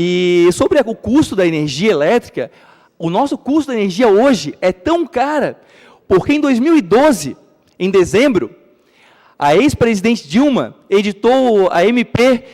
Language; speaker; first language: Portuguese; native; Portuguese